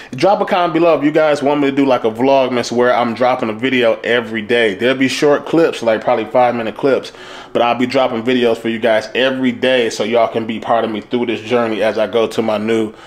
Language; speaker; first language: English; native; English